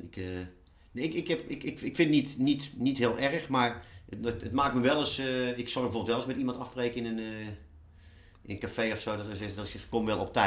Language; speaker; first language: Dutch; native; Dutch